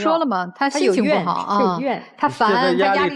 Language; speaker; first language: Chinese; native; Chinese